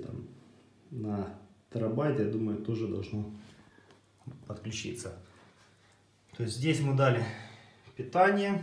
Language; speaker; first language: Russian; native; Russian